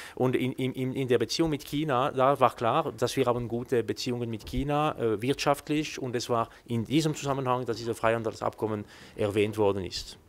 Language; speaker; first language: German; non-native, local second language; French